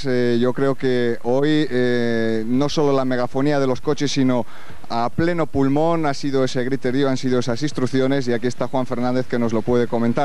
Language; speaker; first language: Spanish; native; Spanish